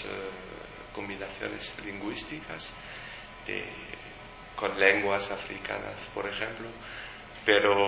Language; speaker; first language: Spanish; non-native, fluent; French